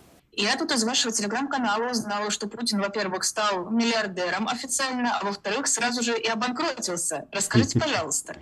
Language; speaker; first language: Russian; native; Russian